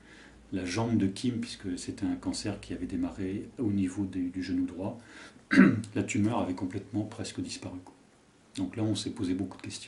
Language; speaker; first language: French; native; French